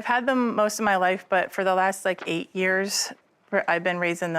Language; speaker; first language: English; native; English